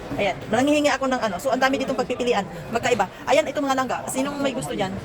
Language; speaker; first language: Filipino; non-native, local second language; Cebuano